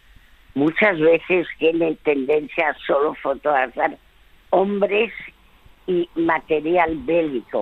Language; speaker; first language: Spanish; early bilingual, other home language; French